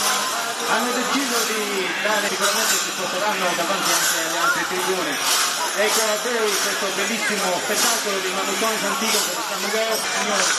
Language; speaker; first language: Italian; native; Italian